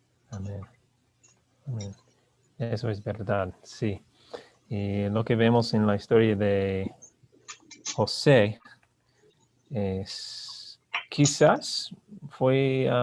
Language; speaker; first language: Spanish; non-native, learner; English